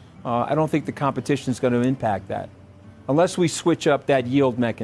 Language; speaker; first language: English; native; English